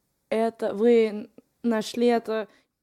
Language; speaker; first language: Russian; non-native, fluent; English